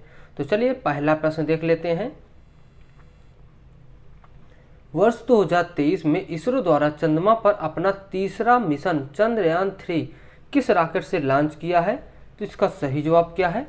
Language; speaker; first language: Hindi; native; Hindi